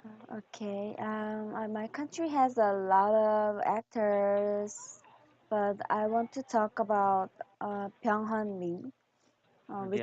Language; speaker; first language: English; non-native, learner; Korean